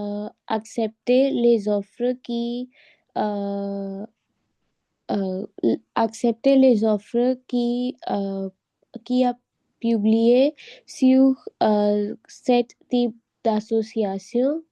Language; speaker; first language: French; non-native, learner; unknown